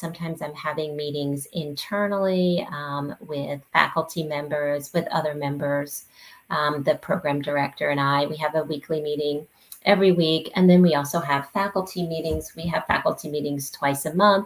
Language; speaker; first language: English; native; English